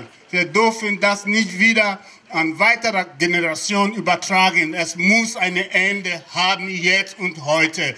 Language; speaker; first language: German; non-native, fluent; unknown